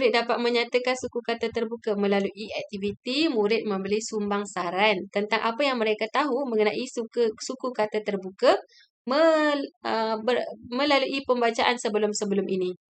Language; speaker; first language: Malay; native; Malay